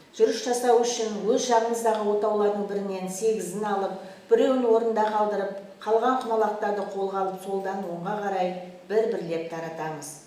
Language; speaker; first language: Kazakh; native; Kazakh